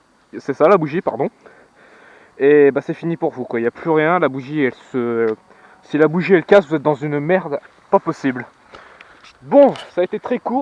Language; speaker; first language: French; native; French